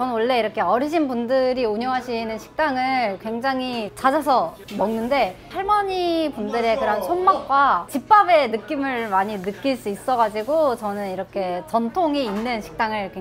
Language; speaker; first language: Korean; non-native, fluent; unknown